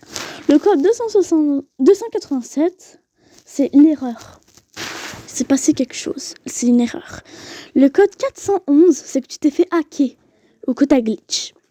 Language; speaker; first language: French; native; French